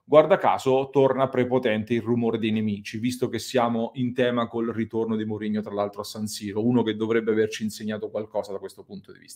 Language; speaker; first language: Italian; native; Italian